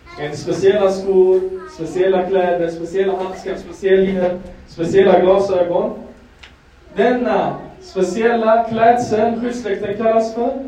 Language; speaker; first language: Swedish; non-native, fluent; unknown